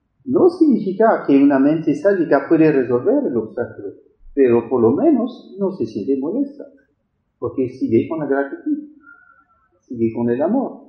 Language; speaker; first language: Spanish; non-native, fluent; French